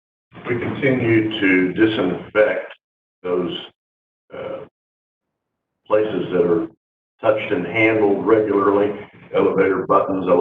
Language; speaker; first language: English; native; English